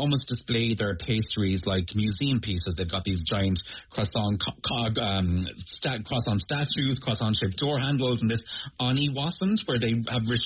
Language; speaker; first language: English; native; English